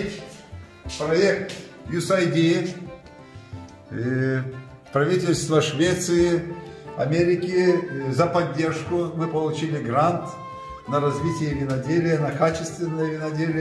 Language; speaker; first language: Russian; non-native, local second language; Gagauz